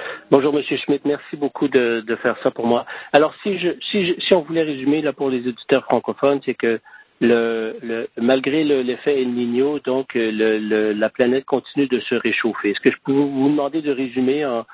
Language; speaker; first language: French; native; French